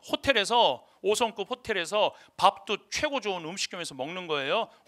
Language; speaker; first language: Korean; native; Korean